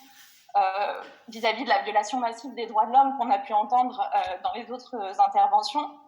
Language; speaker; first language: French; native; French